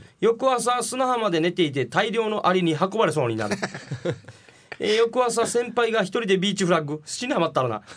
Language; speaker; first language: Japanese; native; Japanese